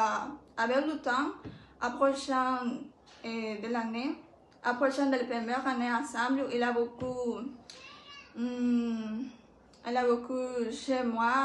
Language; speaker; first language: French; non-native, learner; Spanish